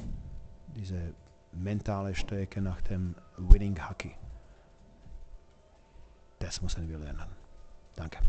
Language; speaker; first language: German; non-native, fluent; Czech